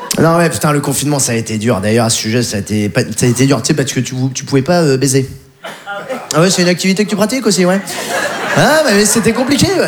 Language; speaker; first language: French; native; French